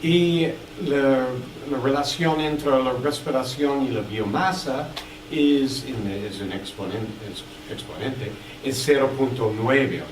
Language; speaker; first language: Spanish; non-native, learner; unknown